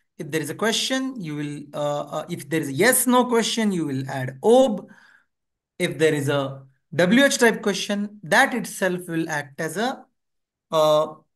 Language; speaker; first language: English; non-native, local second language; Hindi